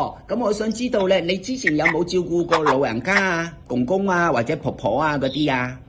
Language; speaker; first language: Cantonese; native; Cantonese